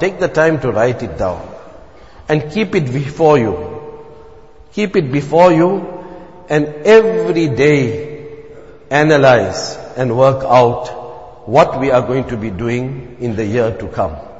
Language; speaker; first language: English; native; English